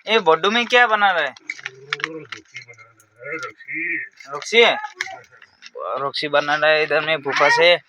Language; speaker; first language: Hindi; non-native, learner; Nepali